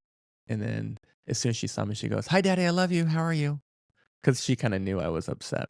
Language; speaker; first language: English; native; English